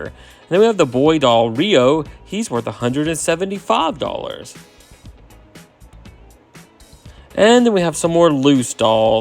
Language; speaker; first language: English; native; English